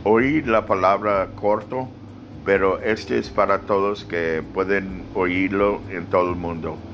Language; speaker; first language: Spanish; early bilingual, other home language; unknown